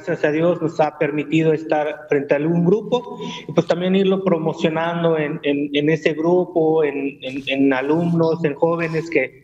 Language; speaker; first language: Spanish; non-native, local second language; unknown